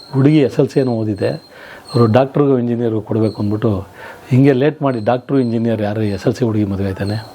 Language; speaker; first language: Kannada; native; Kannada